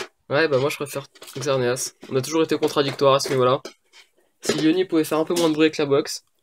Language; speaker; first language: French; native; French